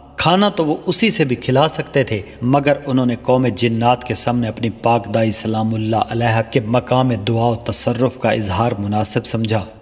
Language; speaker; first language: Urdu; non-native, local second language; Saraiki